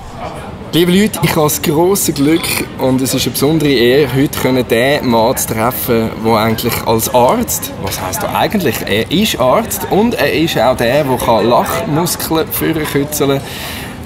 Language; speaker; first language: German; native; German